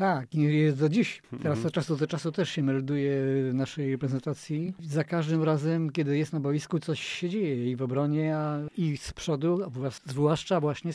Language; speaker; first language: Polish; native; Polish